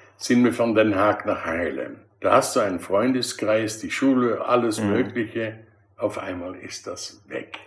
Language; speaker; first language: German; early bilingual, other home language; Dutch